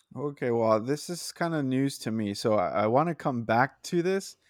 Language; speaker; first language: English; early bilingual, other home language; Spanish